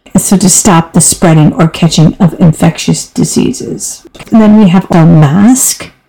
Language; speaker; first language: English; native; English